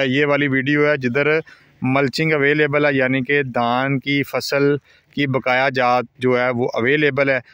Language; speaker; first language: Urdu; non-native, local second language; Punjabi